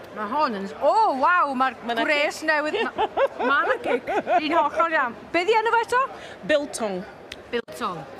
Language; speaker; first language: Welsh; native; Welsh